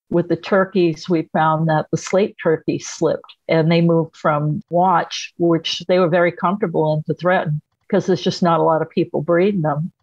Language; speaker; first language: English; native; English